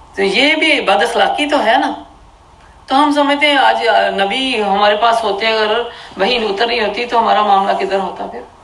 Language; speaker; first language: Urdu; early bilingual, heritage; Urdu